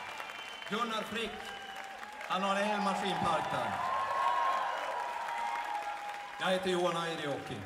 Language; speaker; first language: Swedish; native; Swedish